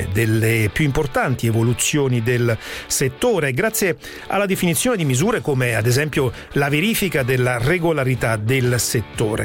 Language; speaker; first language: Italian; native; Italian